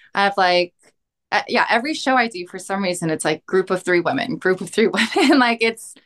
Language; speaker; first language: English; early bilingual, other home language; Korean